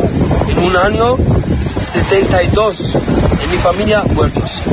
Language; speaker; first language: Spanish; non-native, learner; Arabic